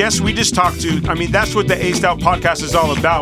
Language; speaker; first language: English; native; English